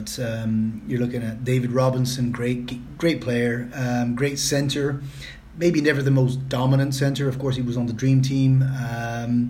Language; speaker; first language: English; non-native, fluent; Dutch